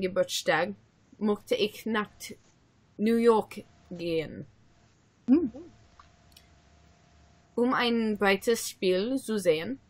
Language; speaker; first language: German; non-native, learner; English